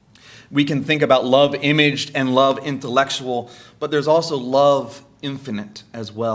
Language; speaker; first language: English; native; English